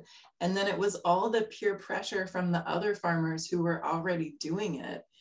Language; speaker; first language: English; native; English